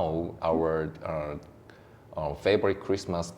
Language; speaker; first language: English; non-native, learner; Korean